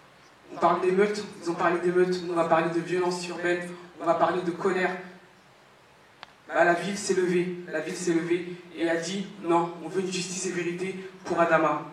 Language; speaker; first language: French; native; French